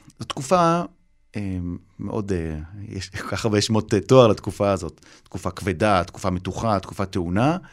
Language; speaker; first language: Hebrew; native; Hebrew